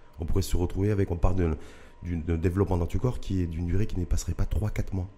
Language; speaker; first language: French; non-native, local second language; Arabic